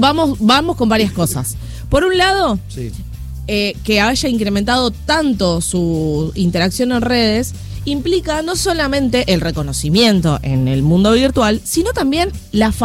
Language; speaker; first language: Spanish; native; Spanish